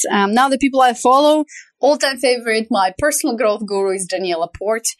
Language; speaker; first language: English; non-native, fluent; Romanian